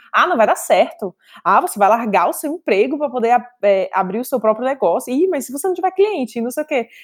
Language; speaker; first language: Portuguese; native; Portuguese